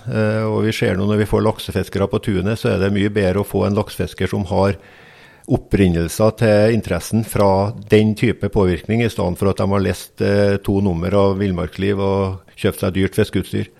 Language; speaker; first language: Norwegian; native; Norwegian